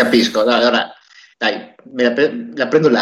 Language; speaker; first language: Italian; native; Italian